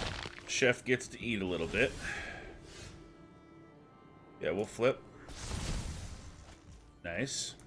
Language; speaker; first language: English; native; English